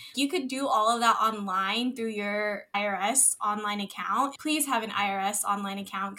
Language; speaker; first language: English; early bilingual, other home language; Filipino